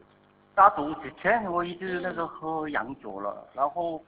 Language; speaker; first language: Chinese; non-native, fluent; Korean